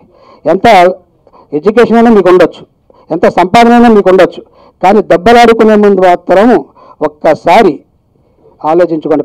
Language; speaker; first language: Telugu; native; Telugu